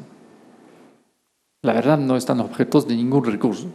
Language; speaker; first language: Spanish; non-native, fluent; French